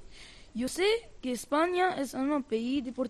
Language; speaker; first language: Spanish; non-native, learner; Arabic